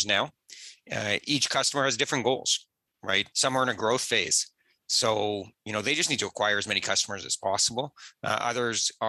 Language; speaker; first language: English; native; English